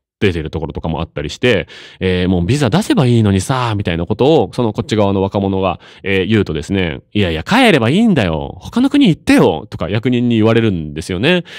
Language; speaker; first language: Japanese; native; Japanese